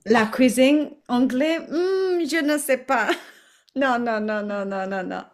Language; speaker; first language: French; non-native, learner; Chinese